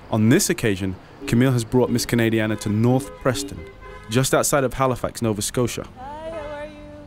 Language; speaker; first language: English; native; English